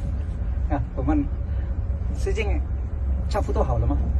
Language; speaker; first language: Chinese; non-native, learner; Indonesian